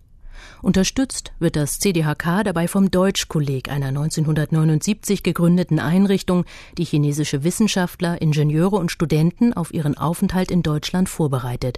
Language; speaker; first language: German; native; German